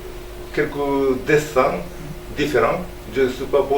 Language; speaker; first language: French; non-native, learner; Japanese